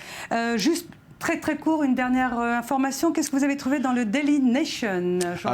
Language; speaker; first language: French; native; French